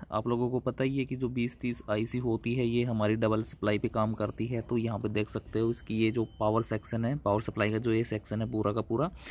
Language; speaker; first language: Hindi; native; Hindi